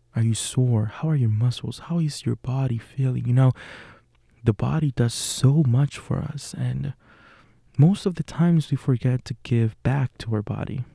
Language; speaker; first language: English; non-native, fluent; Spanish